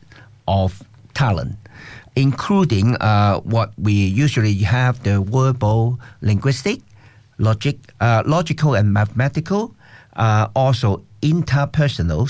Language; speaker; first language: English; non-native, local second language; Cantonese